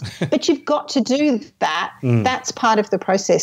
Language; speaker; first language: English; native; English